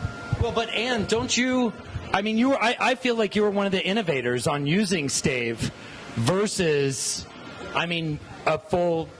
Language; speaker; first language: English; native; English